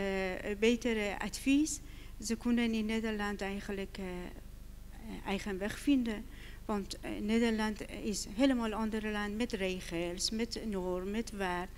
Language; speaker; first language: Dutch; non-native, learner; Persian